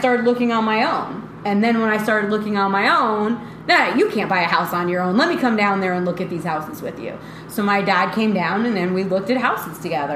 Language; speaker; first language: English; native; English